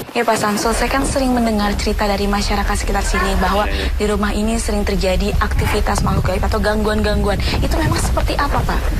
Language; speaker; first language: Indonesian; native; Indonesian